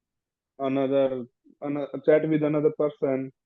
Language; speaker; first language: English; non-native, learner; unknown